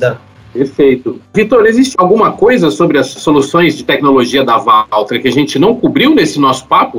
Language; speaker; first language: Portuguese; native; Portuguese